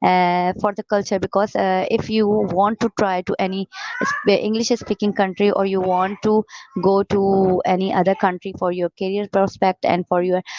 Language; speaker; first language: English; non-native, learner; Urdu